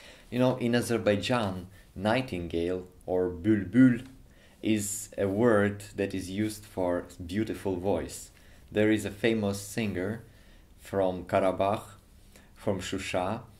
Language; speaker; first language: English; non-native, fluent; Ukrainian